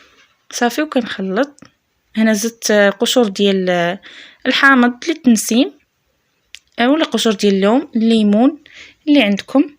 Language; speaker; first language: Arabic; native; Arabic